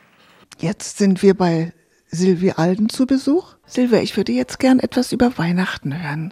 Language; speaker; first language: German; native; German